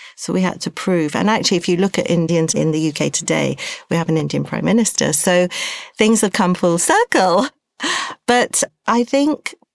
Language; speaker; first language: English; early bilingual, other home language; Hindi